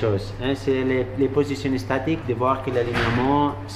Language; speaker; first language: French; non-native, learner; Spanish